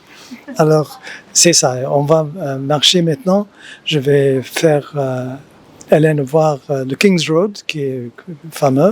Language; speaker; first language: French; early bilingual, heritage; English